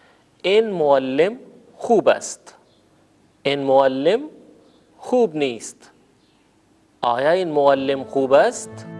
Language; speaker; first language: Persian; non-native, fluent; Urdu